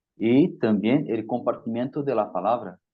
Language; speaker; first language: Spanish; non-native, fluent; Portuguese